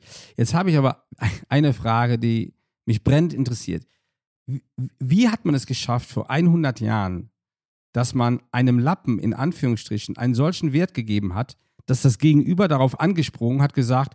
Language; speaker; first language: German; native; German